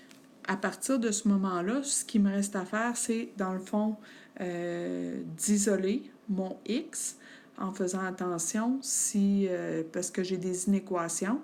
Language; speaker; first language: French; native; French